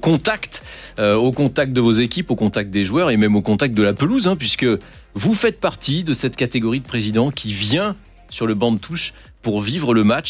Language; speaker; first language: French; native; French